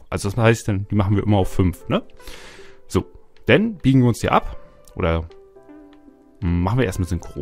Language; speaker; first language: German; native; German